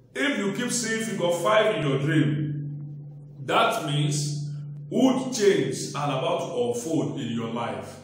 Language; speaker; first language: English; non-native, local second language; Yoruba